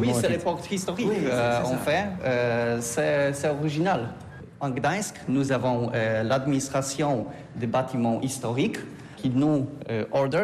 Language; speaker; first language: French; non-native, learner; Polish